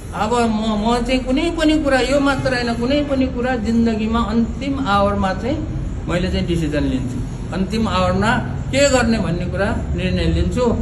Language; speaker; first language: Nepali; native; Nepali